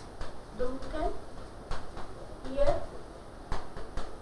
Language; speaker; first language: German; non-native, learner; Hindi